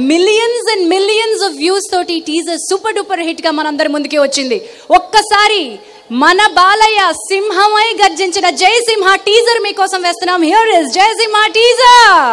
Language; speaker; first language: Telugu; native; Telugu